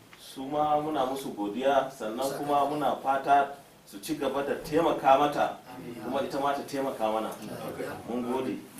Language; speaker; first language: Hausa; native; Hausa